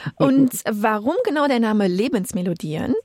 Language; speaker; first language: German; non-native, fluent; Hebrew